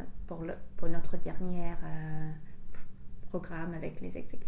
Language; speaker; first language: French; non-native, fluent; English